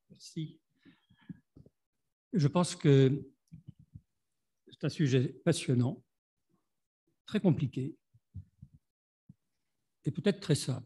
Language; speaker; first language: French; native; French